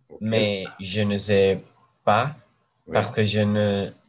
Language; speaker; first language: French; non-native, learner; English